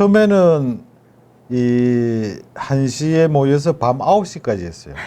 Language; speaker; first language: Korean; native; Korean